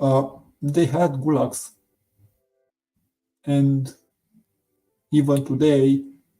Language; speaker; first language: English; non-native, learner; Romanian